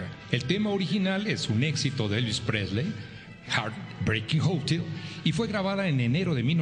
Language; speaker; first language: Spanish; native; Spanish